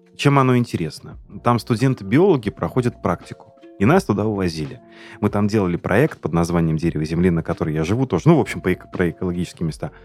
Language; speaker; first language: Russian; native; Russian